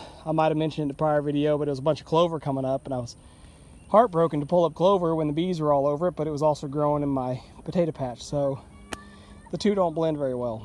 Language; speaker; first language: English; native; English